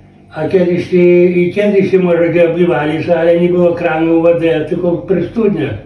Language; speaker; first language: Polish; non-native, local second language; Belarusian